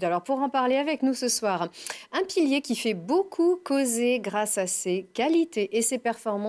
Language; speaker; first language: French; native; French